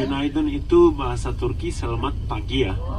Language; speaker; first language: Indonesian; non-native, fluent; Turkish